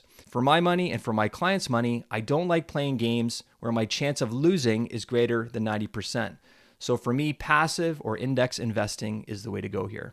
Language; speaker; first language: English; native; English